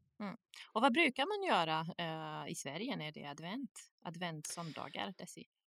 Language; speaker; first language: Swedish; non-native, fluent; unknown